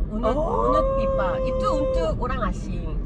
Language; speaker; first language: Indonesian; non-native, learner; Korean